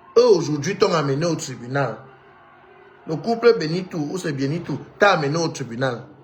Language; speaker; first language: French; non-native, local second language; Lingala